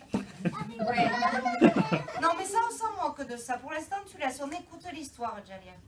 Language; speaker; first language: French; native; French